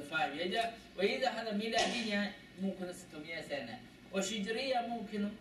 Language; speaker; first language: Arabic; non-native, learner; Chinese